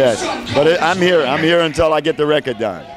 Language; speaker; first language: English; native; English